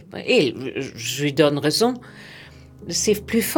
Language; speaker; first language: French; non-native, fluent; German